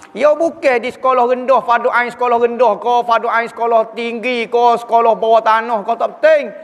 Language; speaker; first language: Malay; native; Malay